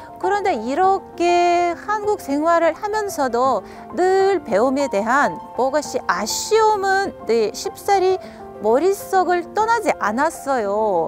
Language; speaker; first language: Korean; non-native, fluent; Russian